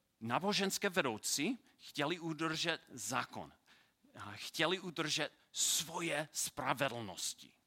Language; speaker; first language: Czech; non-native, learner; English